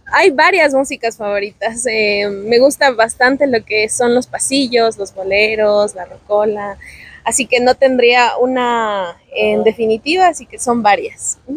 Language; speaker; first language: Spanish; native; Spanish